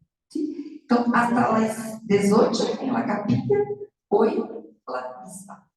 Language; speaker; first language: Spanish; non-native, learner; Portuguese